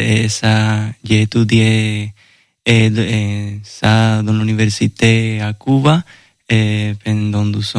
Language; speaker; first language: French; non-native, learner; Spanish